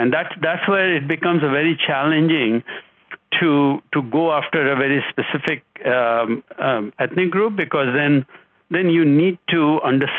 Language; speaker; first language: English; non-native, local second language; Hindi